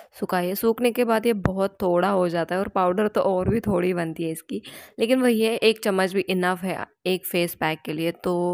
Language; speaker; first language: Hindi; non-native, local second language; Marathi